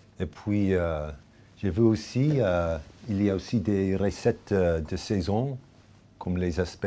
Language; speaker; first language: French; non-native, fluent; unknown